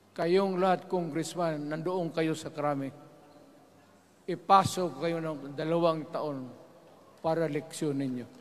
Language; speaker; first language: Filipino; non-native, local second language; Cebuano